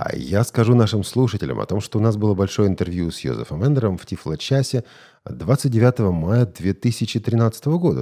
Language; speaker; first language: Russian; native; Russian